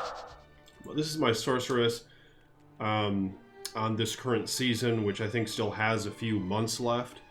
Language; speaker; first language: English; native; English